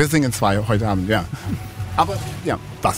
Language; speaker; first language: German; non-native, fluent; English